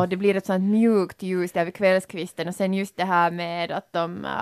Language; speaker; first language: Swedish; native; Swedish